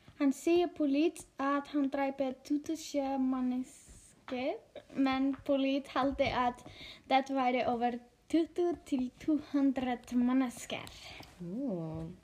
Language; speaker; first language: Icelandic; non-native, learner; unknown